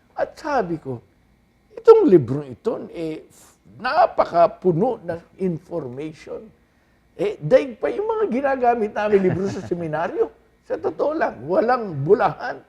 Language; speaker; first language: Filipino; native; Filipino